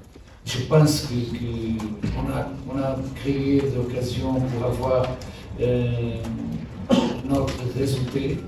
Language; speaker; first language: French; non-native, learner; Portuguese